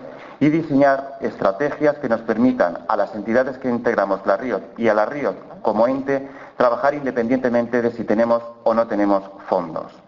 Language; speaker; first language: Spanish; native; Spanish